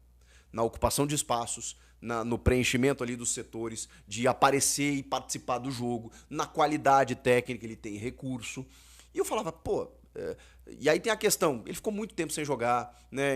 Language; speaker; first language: Portuguese; native; Portuguese